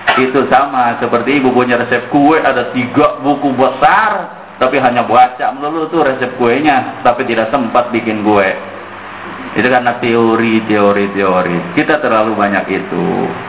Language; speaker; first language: Indonesian; native; Indonesian